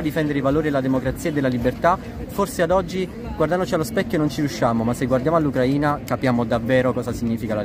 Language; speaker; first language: Italian; native; Italian